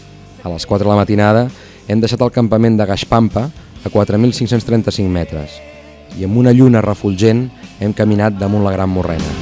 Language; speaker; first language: Catalan; native; Catalan